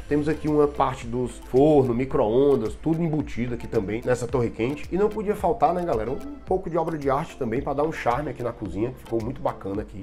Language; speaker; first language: Portuguese; native; Portuguese